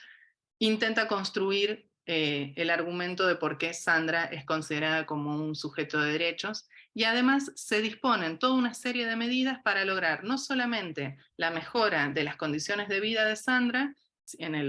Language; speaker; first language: Spanish; native; Spanish